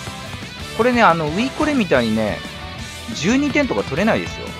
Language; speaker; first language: Japanese; native; Japanese